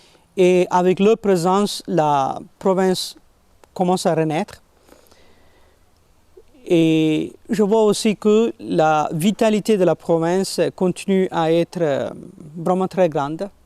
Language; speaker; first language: French; non-native, fluent; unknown